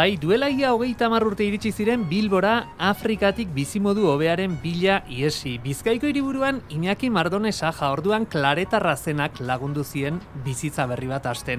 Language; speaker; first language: Basque; native; Basque